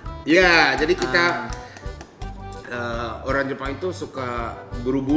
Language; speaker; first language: Indonesian; non-native, fluent; Japanese